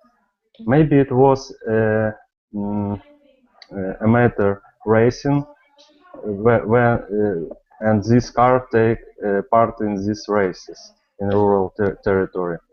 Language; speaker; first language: English; non-native, learner; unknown